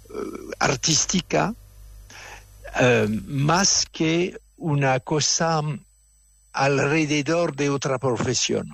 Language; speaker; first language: Spanish; non-native, fluent; French